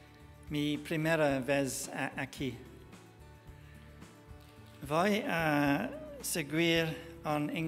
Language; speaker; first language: Spanish; non-native, fluent; English